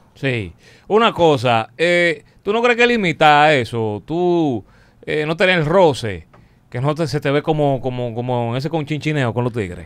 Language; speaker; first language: Spanish; native; Spanish